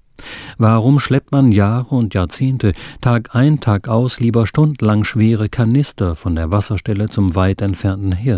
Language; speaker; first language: German; native; German